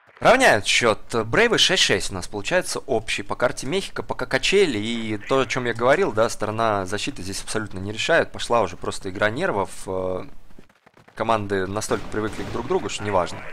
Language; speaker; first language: Russian; native; Russian